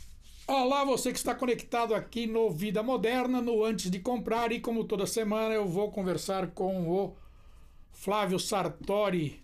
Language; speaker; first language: Portuguese; native; Portuguese